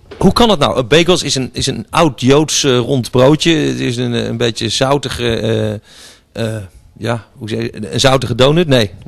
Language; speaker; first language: Dutch; native; Dutch